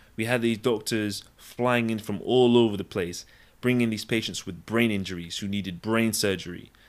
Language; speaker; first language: English; native; English